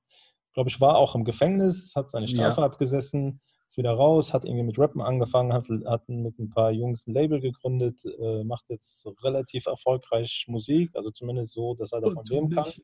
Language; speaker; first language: German; native; German